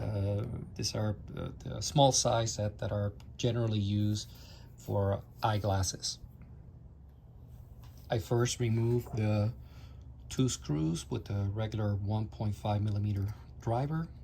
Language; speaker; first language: English; native; English